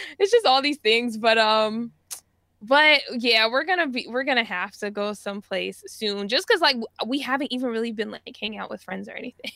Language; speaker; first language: English; native; English